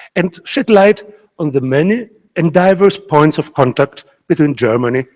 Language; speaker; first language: English; non-native, fluent; Greek